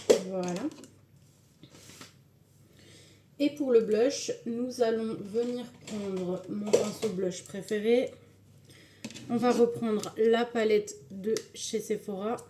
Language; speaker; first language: French; native; French